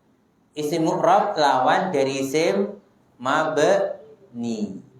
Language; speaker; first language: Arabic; non-native, fluent; Indonesian